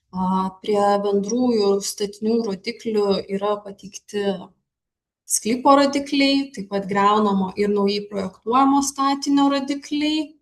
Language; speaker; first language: Lithuanian; native; Lithuanian